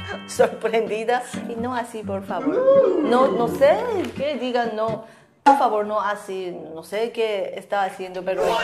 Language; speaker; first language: Spanish; non-native, learner; Korean